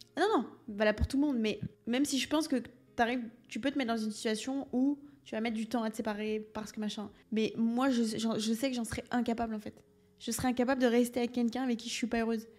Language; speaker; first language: French; native; French